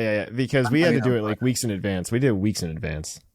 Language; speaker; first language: English; native; English